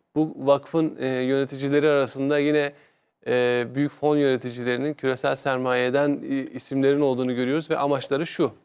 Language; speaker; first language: Turkish; native; Turkish